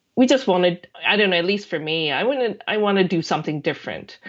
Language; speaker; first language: English; non-native, fluent; Korean